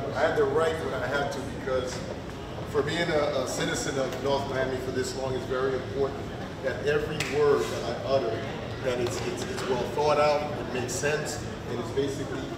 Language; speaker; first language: English; native; English